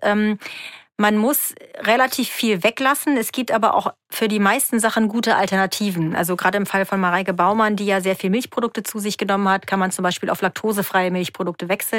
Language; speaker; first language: German; native; German